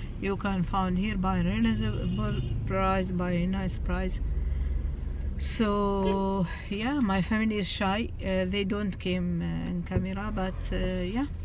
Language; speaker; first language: English; non-native, learner; Arabic